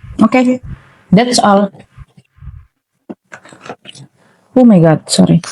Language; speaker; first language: English; non-native, learner; Indonesian